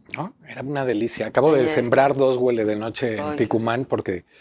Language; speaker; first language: Spanish; native; Spanish